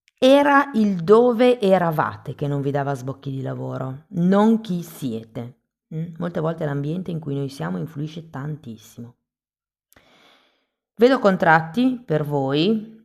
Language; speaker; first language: Italian; native; Italian